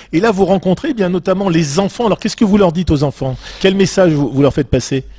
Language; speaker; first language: French; native; French